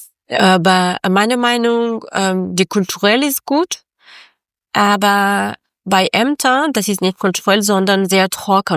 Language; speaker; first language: German; non-native, fluent; Persian